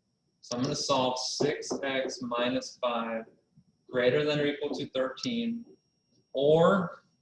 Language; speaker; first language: English; native; English